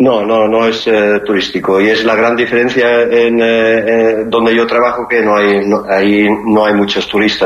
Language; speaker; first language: Spanish; early bilingual, heritage; Spanish